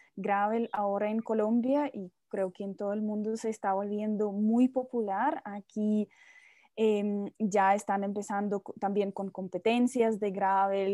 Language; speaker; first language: Spanish; non-native, fluent; Russian